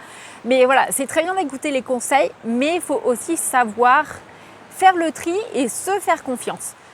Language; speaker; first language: French; native; French